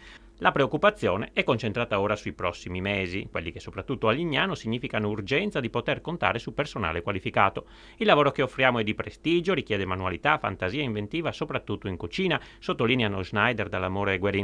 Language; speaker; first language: Italian; native; Italian